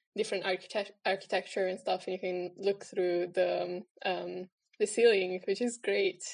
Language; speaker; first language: English; non-native, fluent; Italian